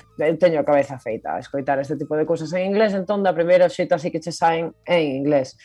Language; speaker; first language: Galician; non-native, local second language; Spanish